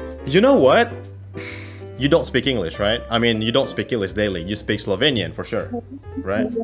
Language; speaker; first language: English; non-native, fluent; Indonesian